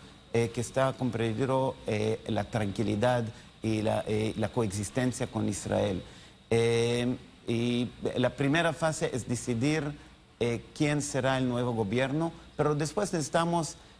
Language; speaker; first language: Spanish; non-native, learner; Hebrew